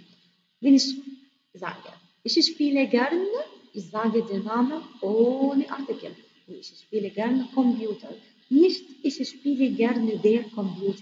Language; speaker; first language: German; non-native, fluent; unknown